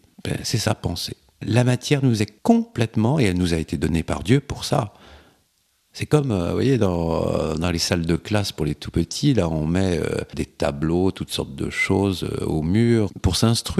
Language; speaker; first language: French; native; French